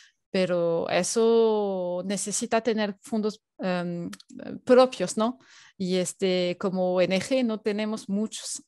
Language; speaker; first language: Spanish; non-native, fluent; French